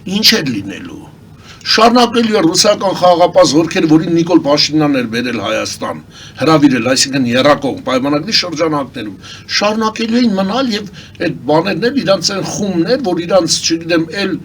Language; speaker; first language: Armenian; non-native, local second language; Kurdish